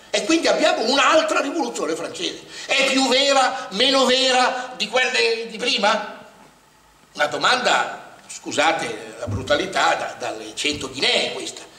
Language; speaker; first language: Italian; native; Italian